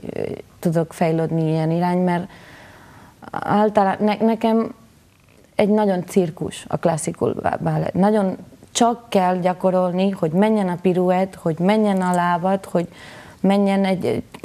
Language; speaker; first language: Hungarian; non-native, fluent; Spanish